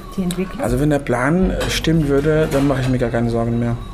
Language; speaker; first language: German; non-native, fluent; Arabic